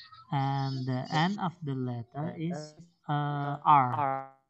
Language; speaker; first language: English; non-native, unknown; Indonesian